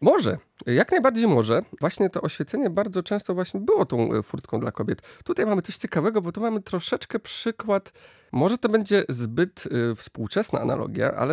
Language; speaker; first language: Polish; native; Polish